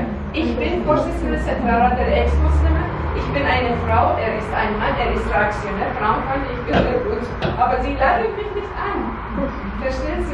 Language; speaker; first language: German; non-native, learner; Persian